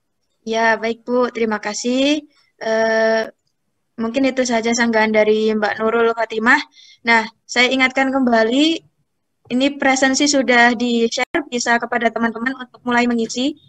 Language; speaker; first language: Indonesian; native; Indonesian